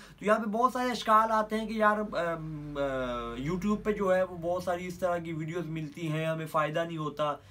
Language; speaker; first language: Urdu; non-native, local second language; Punjabi